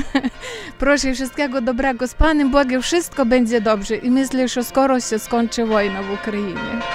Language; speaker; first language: Polish; non-native, learner; Ukrainian